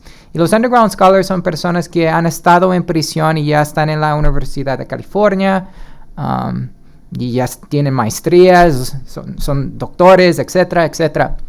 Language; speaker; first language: Spanish; early bilingual, heritage; Spanish